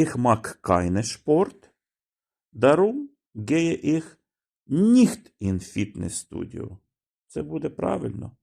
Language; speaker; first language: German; non-native, fluent; Ukrainian